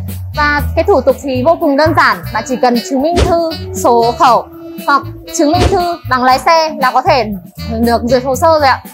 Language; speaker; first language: Vietnamese; native; Vietnamese